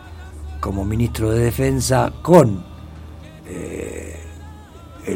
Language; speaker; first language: Spanish; native; Spanish